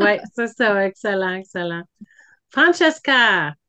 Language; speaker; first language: French; native; French